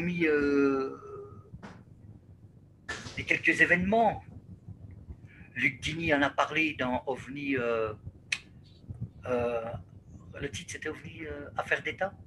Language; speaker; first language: French; native; French